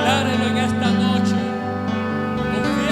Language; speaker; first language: Spanish; native; Spanish